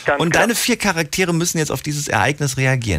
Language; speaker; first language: German; native; German